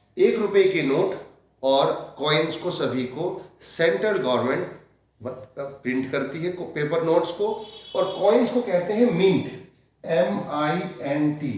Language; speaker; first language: Hindi; native; Hindi